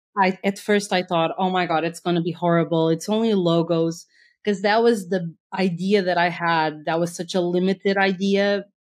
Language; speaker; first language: English; non-native, fluent; Portuguese